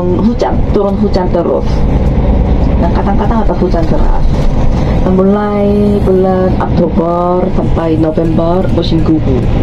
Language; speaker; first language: Indonesian; non-native, fluent; Korean